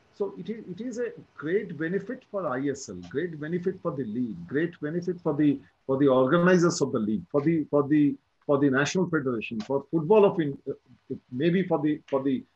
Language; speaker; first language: English; non-native, local second language; Bangla